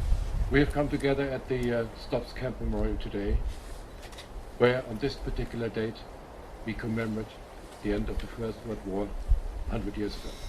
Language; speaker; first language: English; non-native, fluent; German